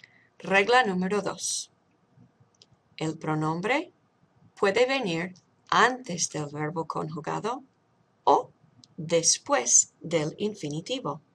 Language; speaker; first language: Spanish; non-native, fluent; English